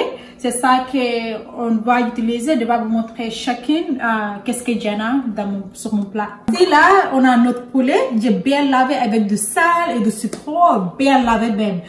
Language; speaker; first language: French; non-native, learner; Soninke